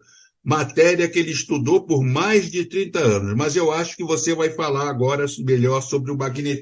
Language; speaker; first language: Portuguese; native; Portuguese